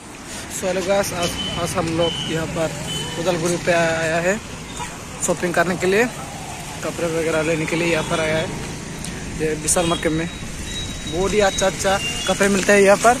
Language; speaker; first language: Hindi; non-native, local second language; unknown